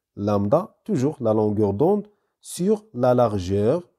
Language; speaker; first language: French; non-native, local second language; Arabic